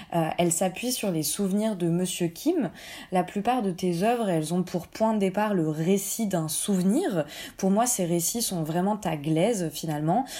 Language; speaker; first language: French; native; French